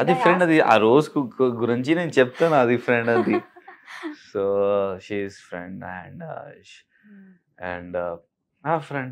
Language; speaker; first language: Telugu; non-native, local second language; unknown